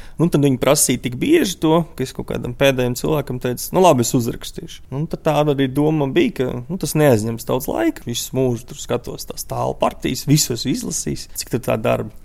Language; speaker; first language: Latvian; native; Latvian